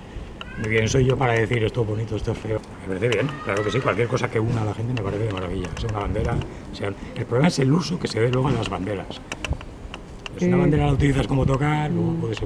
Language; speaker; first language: Spanish; native; Spanish